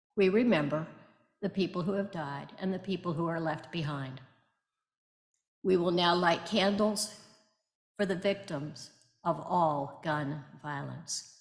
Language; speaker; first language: English; native; English